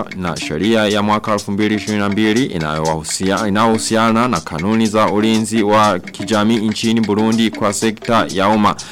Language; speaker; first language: Swahili; non-native, local second language; Rundi